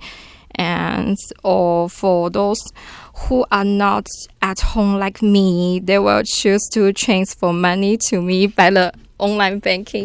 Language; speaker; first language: English; non-native, learner; Chinese